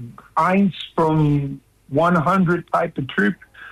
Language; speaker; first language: German; non-native, learner; English